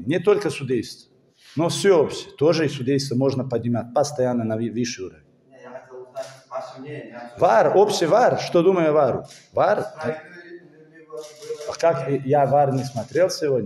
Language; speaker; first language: Russian; non-native, fluent; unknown